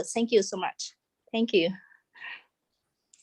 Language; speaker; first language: English; non-native, fluent; Vietnamese